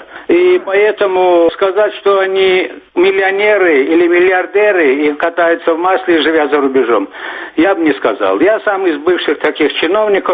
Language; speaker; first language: Russian; non-native, local second language; Turkmen